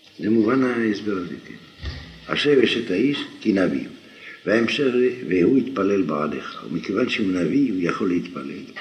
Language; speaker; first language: Hebrew; non-native, fluent; French